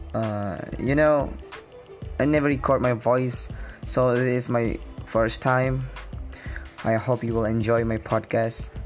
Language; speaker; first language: English; non-native, learner; Indonesian